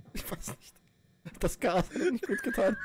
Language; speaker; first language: German; native; German